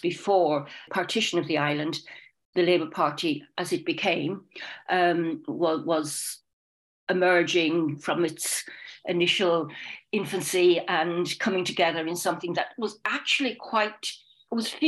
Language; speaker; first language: English; native; English